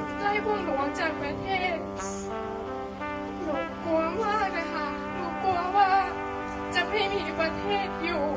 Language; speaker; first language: Thai; non-native, local second language; Hmong